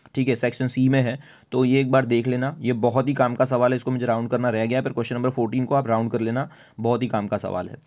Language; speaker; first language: Hindi; non-native, local second language; Gujarati